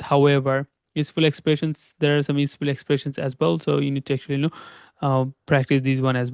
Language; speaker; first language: English; non-native, local second language; Bangla